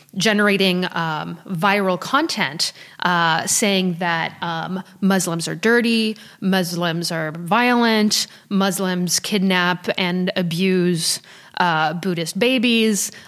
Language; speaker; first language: English; early bilingual, other home language; French